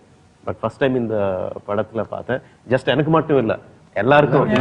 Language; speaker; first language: Tamil; non-native, fluent; Telugu